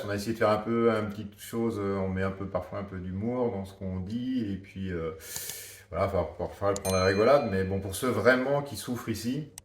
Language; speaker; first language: French; native; French